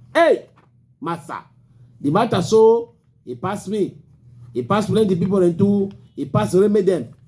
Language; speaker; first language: Nigerian Pidgin; native; Nigerian Pidgin